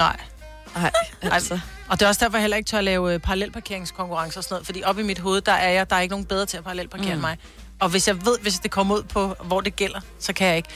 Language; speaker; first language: Danish; native; Danish